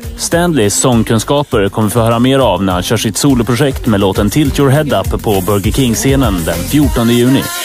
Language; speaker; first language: Swedish; native; Swedish